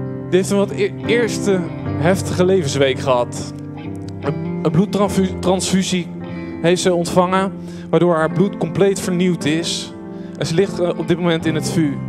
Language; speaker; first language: Dutch; native; Dutch